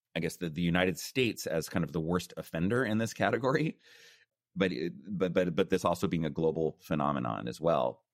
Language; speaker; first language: English; native; English